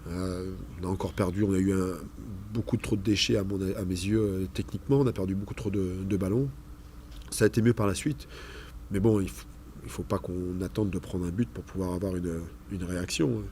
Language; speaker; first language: French; native; French